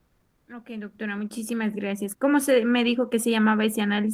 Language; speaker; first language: Spanish; native; Spanish